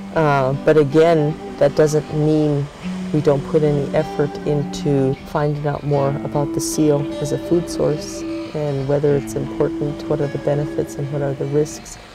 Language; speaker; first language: English; native; English